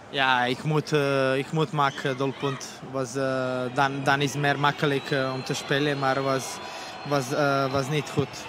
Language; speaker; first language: Dutch; non-native, learner; Serbian